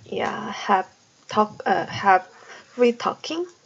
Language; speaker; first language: English; non-native, learner; Korean